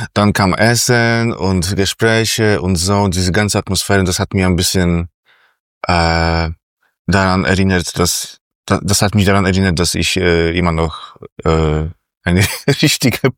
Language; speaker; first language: German; non-native, fluent; Polish